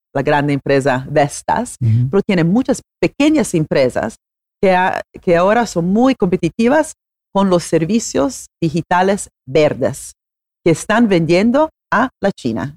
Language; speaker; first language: Spanish; non-native, fluent; Italian